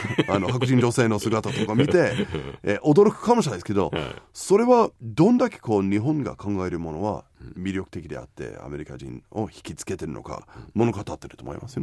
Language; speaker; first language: Japanese; non-native, fluent; English